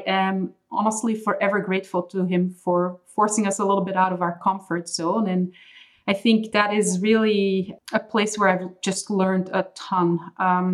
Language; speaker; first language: English; non-native, fluent; Dutch